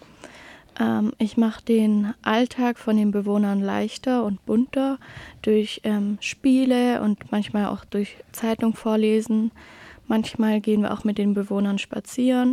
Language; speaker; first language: German; native; German